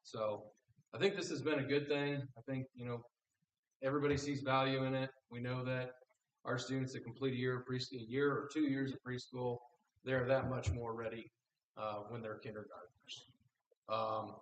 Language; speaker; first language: English; native; English